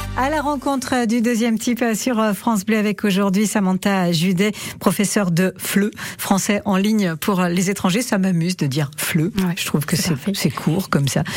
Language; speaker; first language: French; native; French